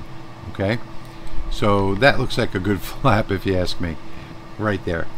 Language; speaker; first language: English; native; English